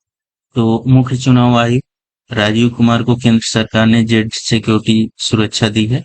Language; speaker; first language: Hindi; native; Hindi